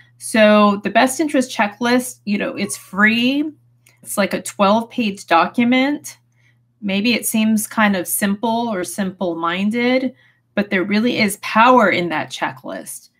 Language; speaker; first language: English; native; English